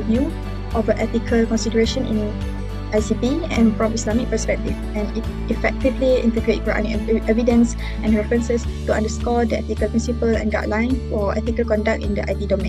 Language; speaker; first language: English; non-native, local second language; Malay